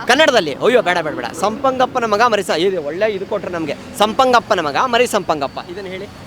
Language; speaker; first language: Kannada; native; Kannada